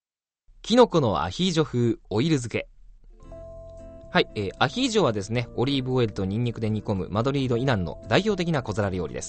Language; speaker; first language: Japanese; native; Japanese